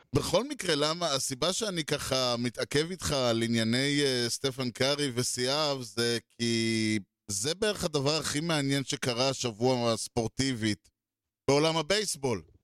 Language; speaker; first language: Hebrew; native; Hebrew